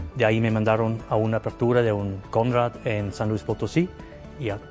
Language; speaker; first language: Spanish; non-native, fluent; Swiss German